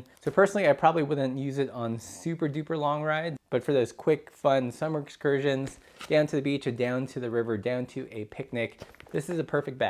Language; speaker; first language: English; native; English